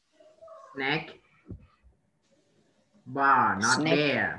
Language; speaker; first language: English; non-native, learner; Vietnamese